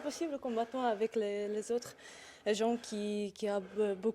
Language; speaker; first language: French; non-native, learner; Ukrainian